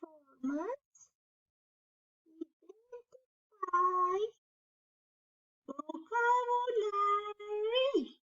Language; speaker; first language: English; non-native, learner; Spanish